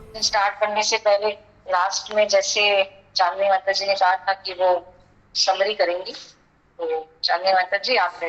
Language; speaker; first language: Hindi; native; Hindi